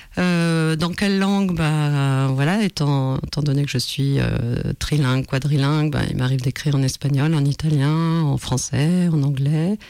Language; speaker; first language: French; non-native, fluent; Spanish